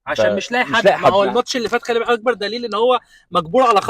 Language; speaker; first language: Arabic; native; Arabic